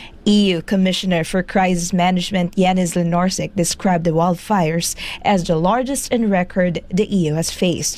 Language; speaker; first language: English; non-native, local second language; Filipino